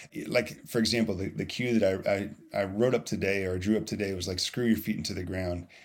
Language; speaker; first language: English; native; English